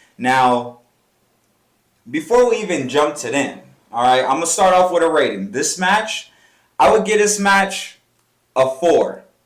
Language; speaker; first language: English; native; English